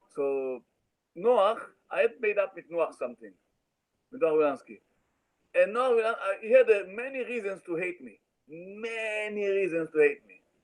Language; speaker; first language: English; non-native, learner; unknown